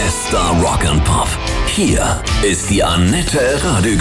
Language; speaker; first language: German; native; German